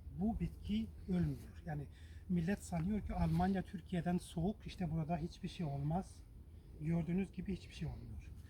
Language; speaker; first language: Turkish; non-native, local second language; Kurdish